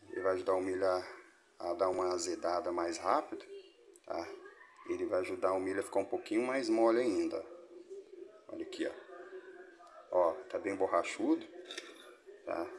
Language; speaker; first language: Portuguese; native; Portuguese